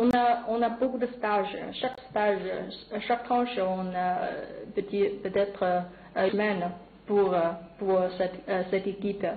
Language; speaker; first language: French; non-native, learner; Chinese